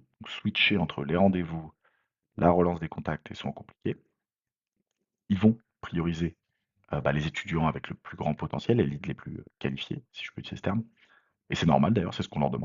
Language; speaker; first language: French; native; French